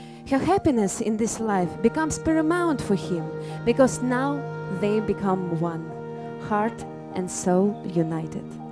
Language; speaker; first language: English; non-native, fluent; Russian